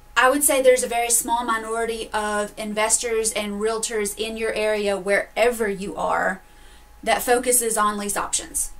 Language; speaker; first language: English; native; English